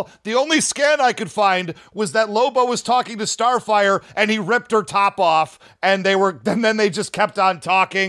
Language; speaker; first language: English; native; English